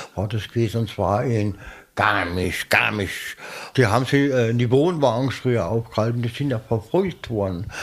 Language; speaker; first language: German; native; German